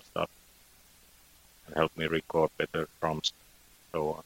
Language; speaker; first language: English; non-native, fluent; Finnish